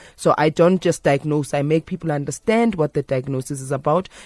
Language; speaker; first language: English; non-native, local second language; Zulu